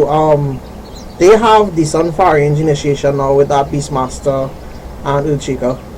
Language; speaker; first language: English; native; English